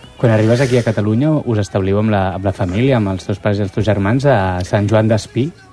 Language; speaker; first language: Catalan; native; Catalan